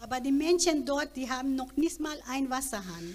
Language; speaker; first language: German; non-native, learner; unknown